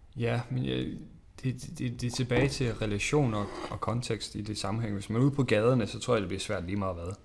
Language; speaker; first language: Danish; non-native, fluent; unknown